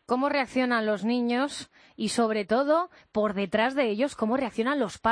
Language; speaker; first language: Spanish; native; Spanish